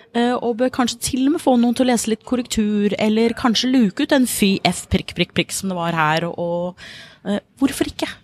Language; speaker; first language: Norwegian; non-native, fluent; English